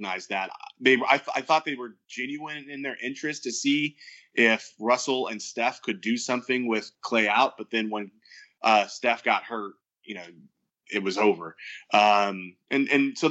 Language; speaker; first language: English; native; English